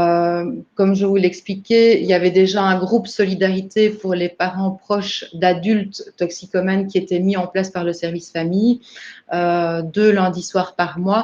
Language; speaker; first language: French; native; French